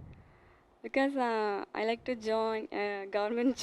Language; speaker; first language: English; non-native, learner; Tamil